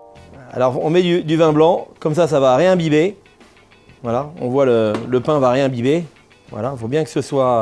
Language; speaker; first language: French; native; French